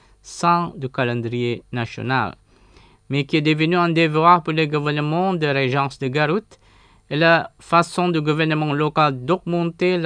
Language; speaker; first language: French; non-native, fluent; Indonesian